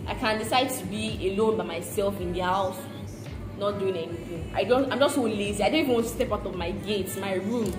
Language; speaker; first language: English; non-native, local second language; Yoruba